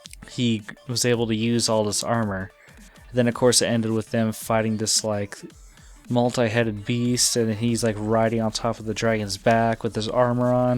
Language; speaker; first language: English; native; English